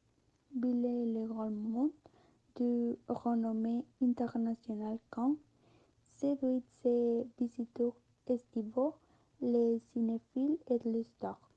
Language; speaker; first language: French; non-native, learner; Spanish